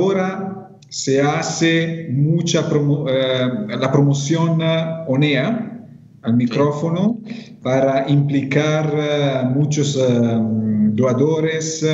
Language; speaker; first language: Spanish; non-native, fluent; Italian